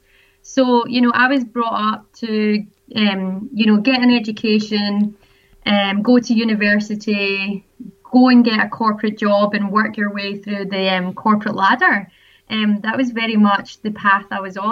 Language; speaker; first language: English; native; English